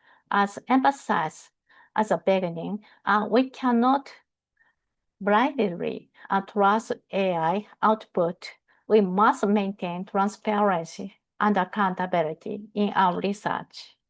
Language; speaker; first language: English; non-native, fluent; Japanese